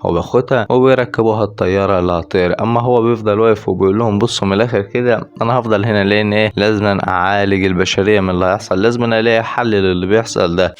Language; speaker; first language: Arabic; native; Arabic